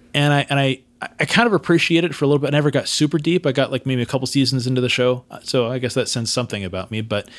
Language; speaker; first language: English; native; English